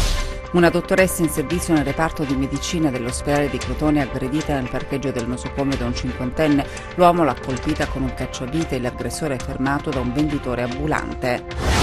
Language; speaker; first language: Italian; native; Italian